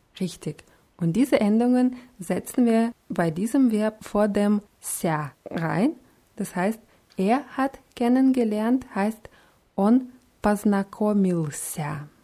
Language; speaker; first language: German; non-native, fluent; Russian